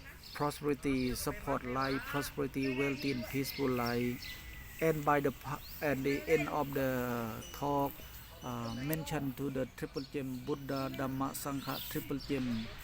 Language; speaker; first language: English; non-native, learner; Thai